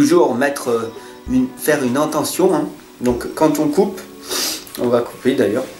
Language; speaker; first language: French; native; French